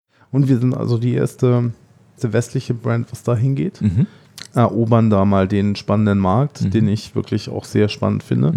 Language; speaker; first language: German; native; German